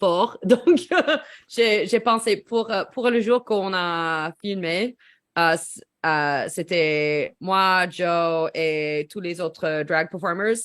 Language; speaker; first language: French; non-native, learner; English